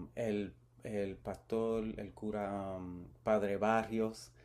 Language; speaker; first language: Spanish; early bilingual, heritage; Spanish